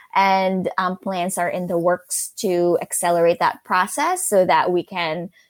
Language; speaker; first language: English; non-native, local second language; Filipino